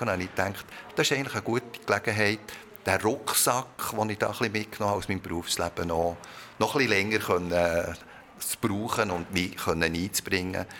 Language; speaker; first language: German; early bilingual, other home language; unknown